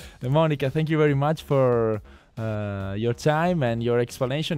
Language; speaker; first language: English; non-native, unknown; Italian